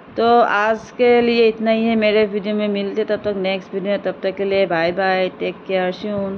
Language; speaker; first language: Hindi; non-native, local second language; Assamese